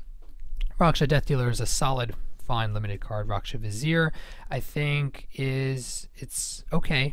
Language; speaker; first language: English; native; English